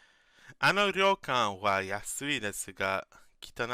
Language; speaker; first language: Japanese; non-native, learner; English